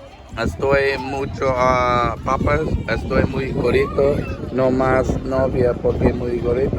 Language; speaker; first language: Spanish; non-native, learner; English